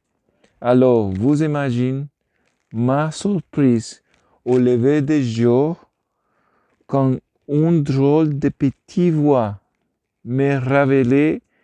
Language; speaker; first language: French; non-native, learner; Spanish